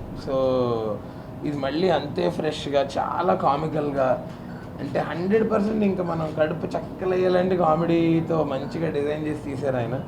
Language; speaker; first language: Telugu; native; Telugu